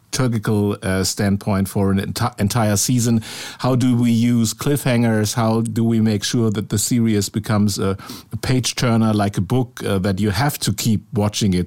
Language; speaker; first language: English; non-native, fluent; German